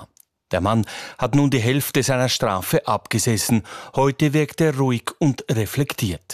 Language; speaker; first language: German; native; German